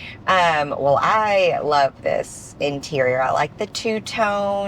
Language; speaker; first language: English; native; English